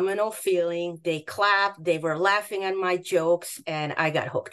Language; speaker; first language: English; non-native, fluent; Hungarian